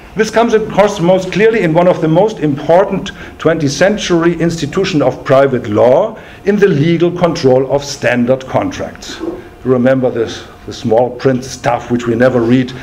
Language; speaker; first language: English; non-native, fluent; German